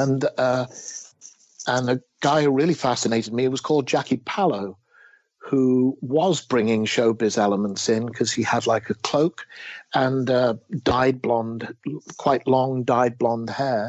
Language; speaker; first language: English; native; English